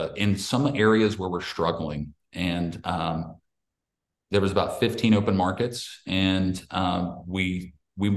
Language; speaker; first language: English; native; English